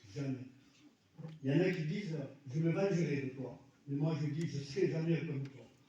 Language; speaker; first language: French; early bilingual, other home language; Arabic